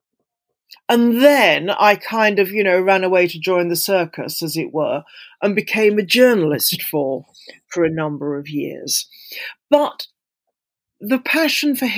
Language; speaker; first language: English; native; English